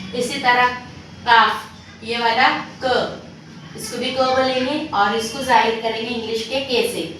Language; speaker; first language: Hindi; native; Hindi